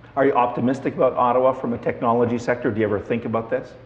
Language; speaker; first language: English; native; English